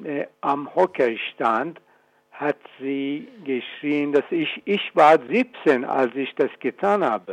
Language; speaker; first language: German; non-native, fluent; Persian